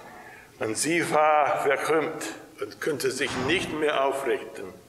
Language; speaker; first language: German; non-native, fluent; English